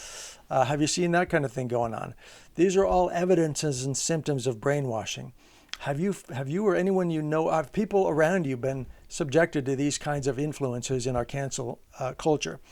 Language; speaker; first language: English; native; English